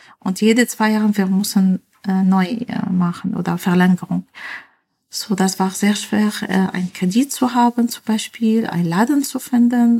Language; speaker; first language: German; non-native, learner; Arabic